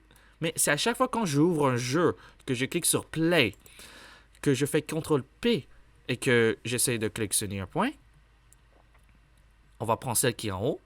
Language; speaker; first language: French; native; French